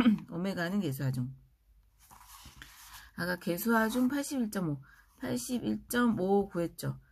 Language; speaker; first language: Korean; native; Korean